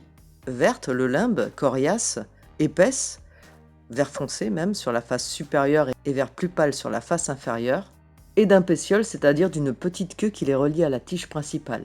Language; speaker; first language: French; native; French